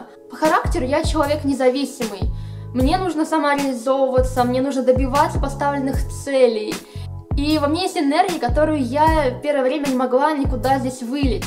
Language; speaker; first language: Russian; native; Russian